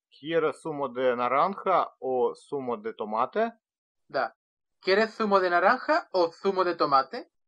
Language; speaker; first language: Spanish; non-native, learner; Russian